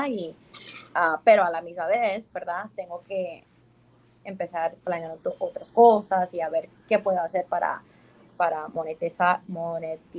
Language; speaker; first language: Spanish; early bilingual, heritage; Spanish